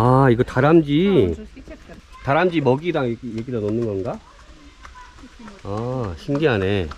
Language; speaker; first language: Korean; native; Korean